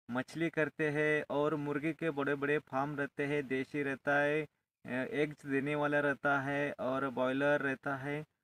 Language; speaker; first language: Hindi; non-native, local second language; Marathi